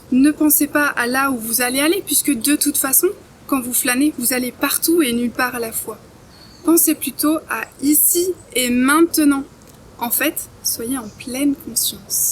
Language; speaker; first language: French; native; French